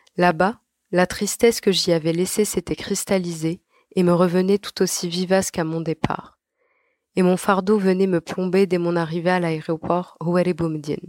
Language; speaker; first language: French; non-native, local second language; Arabic